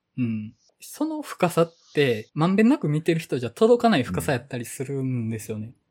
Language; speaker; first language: Japanese; native; Japanese